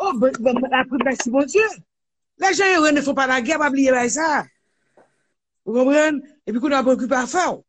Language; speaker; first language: French; non-native, local second language; Haitian Creole